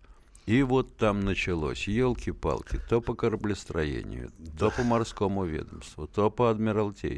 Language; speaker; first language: Russian; native; Russian